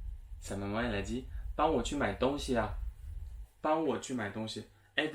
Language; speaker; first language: French; non-native, fluent; Chinese